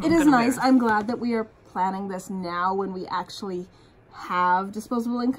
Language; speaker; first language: English; native; English